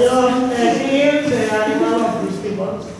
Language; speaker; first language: English; non-native, learner; Catalan